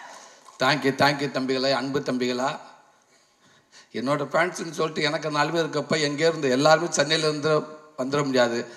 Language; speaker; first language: Tamil; native; Tamil